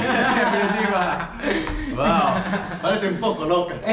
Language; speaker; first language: Spanish; non-native, learner; Japanese